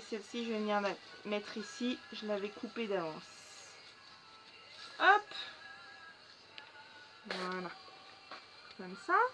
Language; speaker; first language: French; native; French